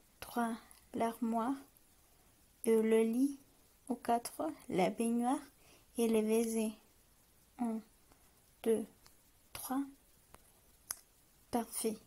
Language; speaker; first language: French; non-native, learner; Spanish